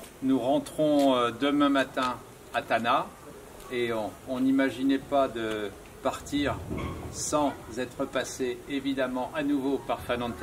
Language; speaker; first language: French; native; French